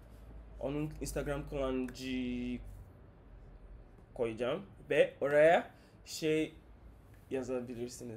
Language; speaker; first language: Turkish; non-native, learner; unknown